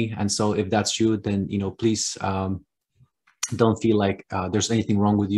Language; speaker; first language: English; non-native, fluent; Polish